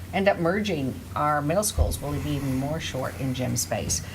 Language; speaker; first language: English; native; English